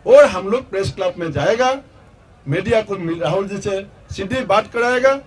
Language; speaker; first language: Hindi; non-native, local second language; Assamese